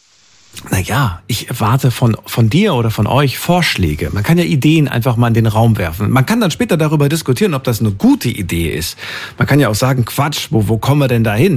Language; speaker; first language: German; native; German